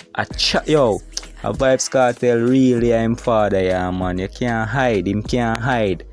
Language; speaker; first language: English; non-native, local second language; Jamaican Creole English